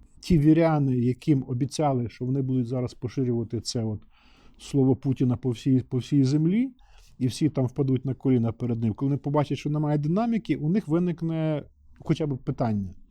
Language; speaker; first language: Ukrainian; native; Ukrainian